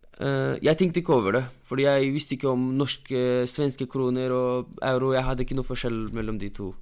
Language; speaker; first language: Norwegian; non-native, fluent; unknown